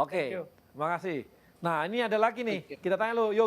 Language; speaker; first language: Indonesian; native; Indonesian